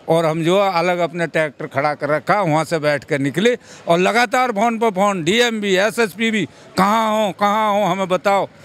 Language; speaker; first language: Hindi; native; Hindi